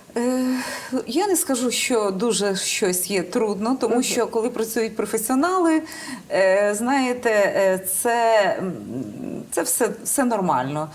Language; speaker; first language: Ukrainian; native; Ukrainian